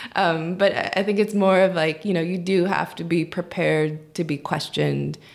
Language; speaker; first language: English; early bilingual, other home language; Korean